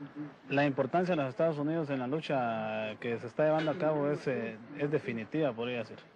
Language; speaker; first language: Spanish; native; Spanish